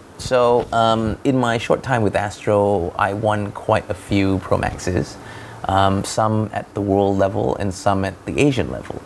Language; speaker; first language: English; non-native, local second language; Malay